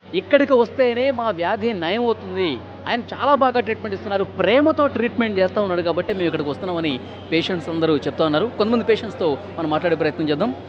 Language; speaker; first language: Telugu; native; Telugu